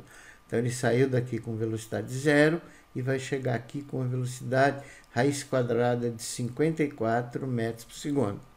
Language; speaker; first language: Portuguese; native; Portuguese